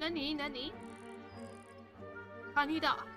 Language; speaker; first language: Japanese; non-native, learner; Chinese